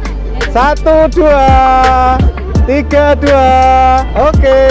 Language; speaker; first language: Indonesian; non-native, local second language; Javanese